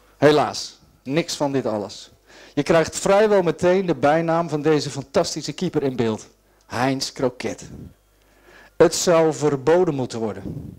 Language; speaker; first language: Dutch; native; Dutch